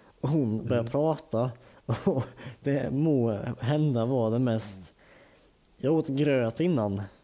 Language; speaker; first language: Swedish; native; Swedish